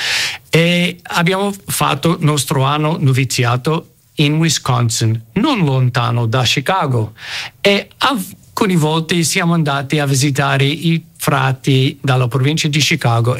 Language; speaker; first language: Italian; non-native, fluent; English